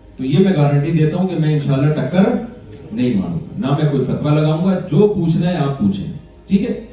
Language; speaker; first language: Urdu; native; Urdu